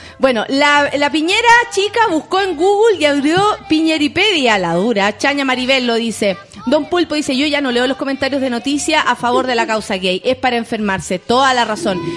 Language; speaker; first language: Spanish; native; Spanish